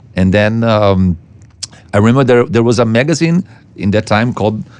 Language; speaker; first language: English; non-native, fluent; Portuguese